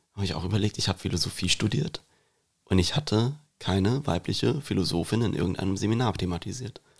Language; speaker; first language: German; native; German